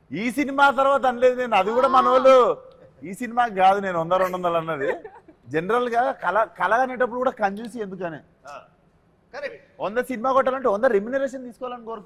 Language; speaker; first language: Telugu; native; Telugu